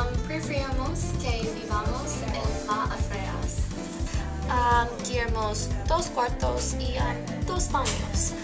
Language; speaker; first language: Spanish; non-native, learner; English